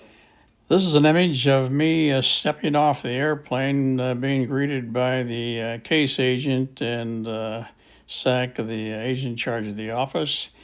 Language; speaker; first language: English; native; English